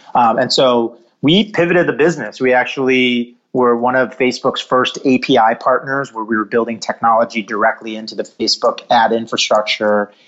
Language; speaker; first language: English; native; English